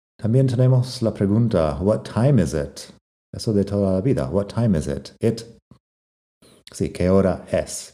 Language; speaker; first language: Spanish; non-native, fluent; English